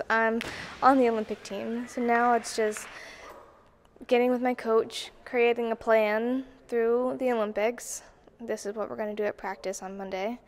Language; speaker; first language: English; native; English